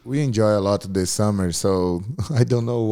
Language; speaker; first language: English; non-native, learner; Portuguese